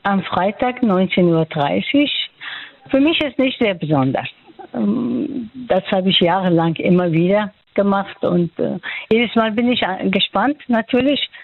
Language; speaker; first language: German; non-native, fluent; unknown